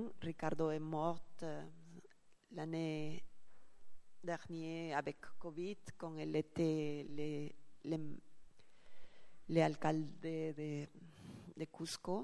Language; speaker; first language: French; non-native, learner; Spanish